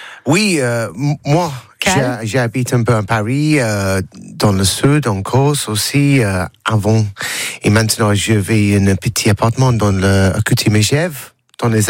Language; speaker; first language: French; non-native, learner; English